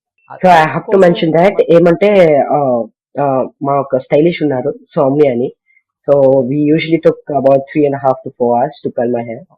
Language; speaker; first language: Telugu; non-native, learner; Kannada